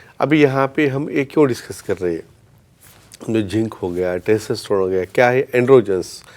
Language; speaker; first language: Hindi; non-native, local second language; Marathi